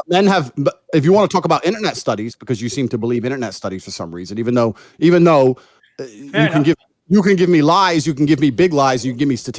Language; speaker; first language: English; native; English